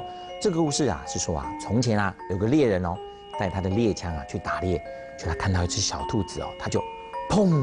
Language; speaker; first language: Chinese; native; Chinese